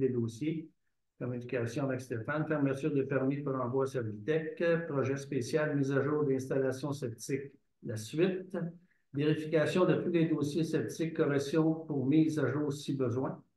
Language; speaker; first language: French; native; French